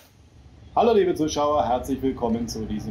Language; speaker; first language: German; native; German